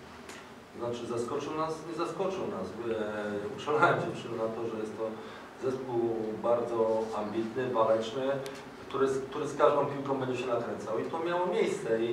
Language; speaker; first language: Polish; native; Polish